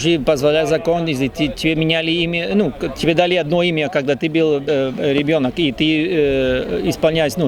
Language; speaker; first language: Russian; non-native, fluent; Spanish